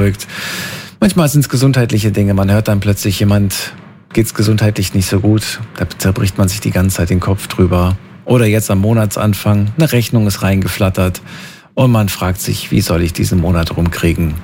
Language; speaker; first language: German; native; German